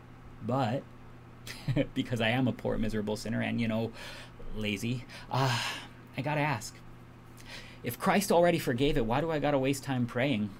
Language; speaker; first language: English; native; English